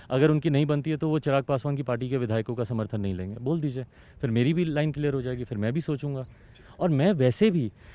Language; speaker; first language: Hindi; native; Hindi